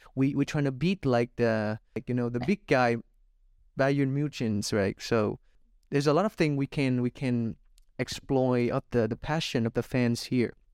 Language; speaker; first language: English; non-native, fluent; Vietnamese